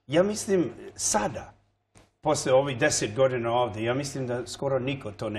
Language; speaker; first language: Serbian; early bilingual, heritage; English